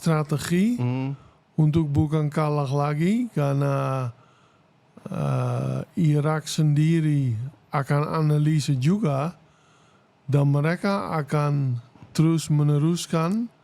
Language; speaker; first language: Indonesian; non-native, fluent; Dutch